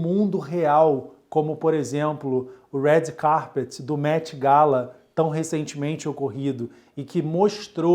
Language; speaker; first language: Portuguese; native; Portuguese